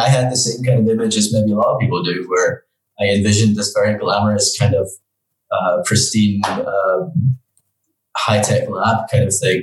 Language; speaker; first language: English; native; English